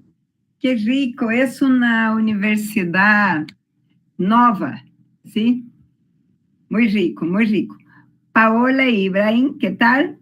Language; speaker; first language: Spanish; non-native, learner; Portuguese